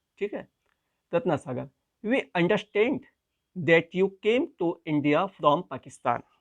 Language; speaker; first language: Hindi; native; Hindi